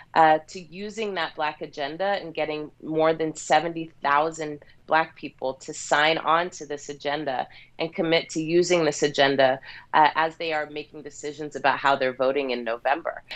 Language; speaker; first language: English; native; English